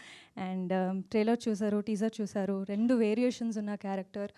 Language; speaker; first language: Telugu; non-native, fluent; Kannada